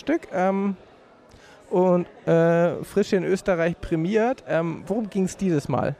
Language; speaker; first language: German; native; German